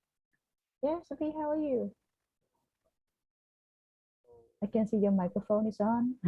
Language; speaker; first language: English; non-native, fluent; Khmer